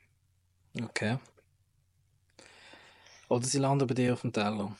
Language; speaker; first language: German; native; German